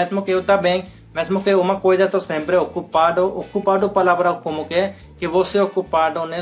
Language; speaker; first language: Portuguese; non-native, learner; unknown